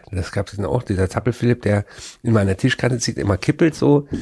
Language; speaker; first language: German; native; German